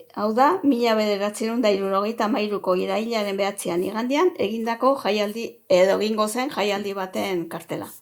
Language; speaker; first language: Basque; native; Basque